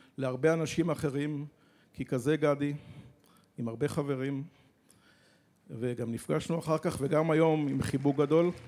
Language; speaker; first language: Hebrew; native; Hebrew